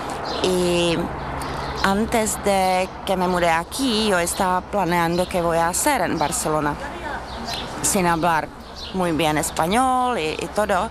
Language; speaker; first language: Spanish; non-native, fluent; Czech